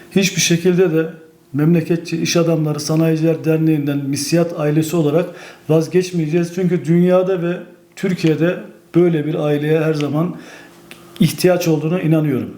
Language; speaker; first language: Turkish; native; Turkish